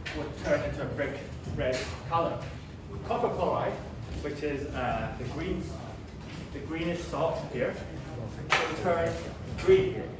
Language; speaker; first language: English; non-native, local second language; Chinese